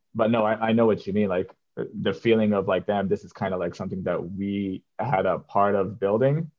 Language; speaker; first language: English; native; English